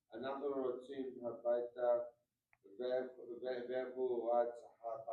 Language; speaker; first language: Hebrew; non-native, learner; English